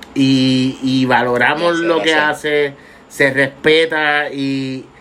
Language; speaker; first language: Spanish; native; Spanish